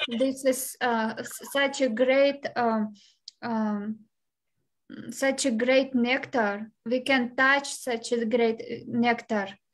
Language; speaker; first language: English; non-native, fluent; Russian